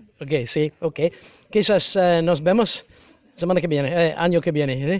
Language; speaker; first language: Spanish; non-native, learner; English